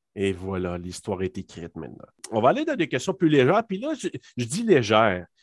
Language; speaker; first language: French; native; French